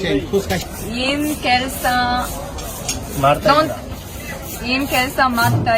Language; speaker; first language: Kannada; non-native, learner; German